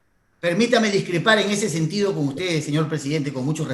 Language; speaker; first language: Spanish; native; Spanish